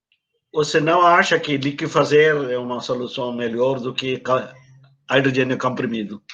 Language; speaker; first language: Portuguese; non-native, fluent; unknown